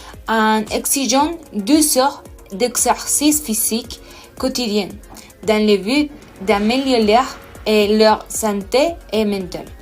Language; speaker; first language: French; non-native, learner; Spanish